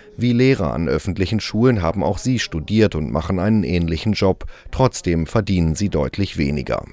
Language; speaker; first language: German; native; German